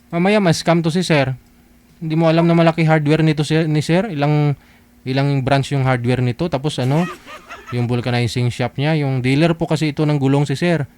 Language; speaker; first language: Filipino; native; Filipino